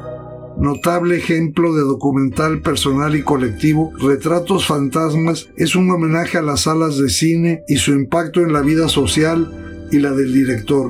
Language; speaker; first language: Spanish; native; Spanish